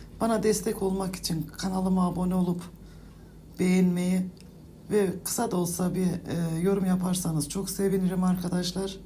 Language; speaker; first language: Turkish; native; Turkish